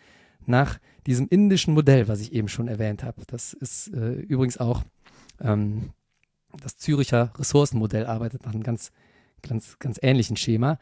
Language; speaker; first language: German; native; German